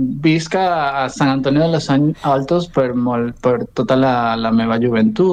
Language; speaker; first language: Catalan; non-native, learner; Spanish